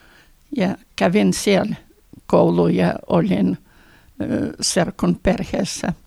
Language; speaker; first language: Finnish; early bilingual, heritage; Finnish